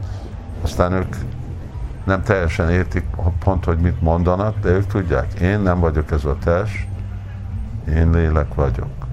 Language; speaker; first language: Hungarian; early bilingual, heritage; Hungarian